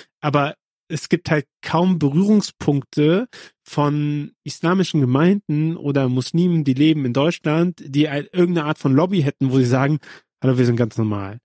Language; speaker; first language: German; native; German